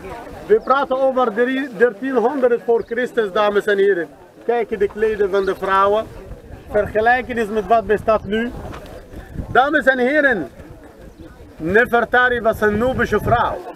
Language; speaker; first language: Dutch; non-native, learner; Arabic